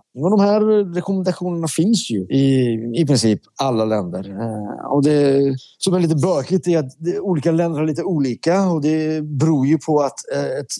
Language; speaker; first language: Swedish; early bilingual, other home language; Persian